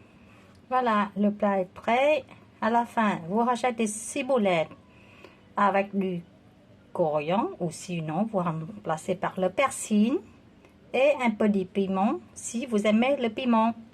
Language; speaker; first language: French; non-native, fluent; Vietnamese